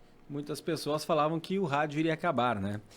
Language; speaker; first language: Portuguese; native; Portuguese